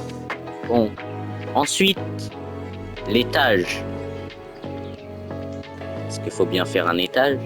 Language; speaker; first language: French; native; French